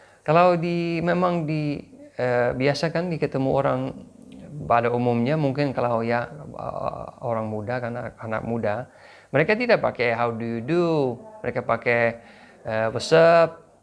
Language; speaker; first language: Indonesian; non-native, fluent; English